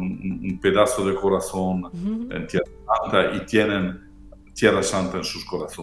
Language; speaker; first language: Spanish; non-native, fluent; Italian